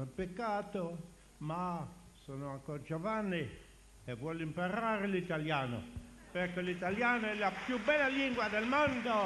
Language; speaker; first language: Italian; non-native, learner; French